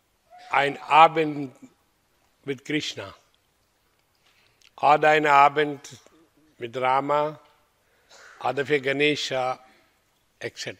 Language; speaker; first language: German; non-native, learner; Hindi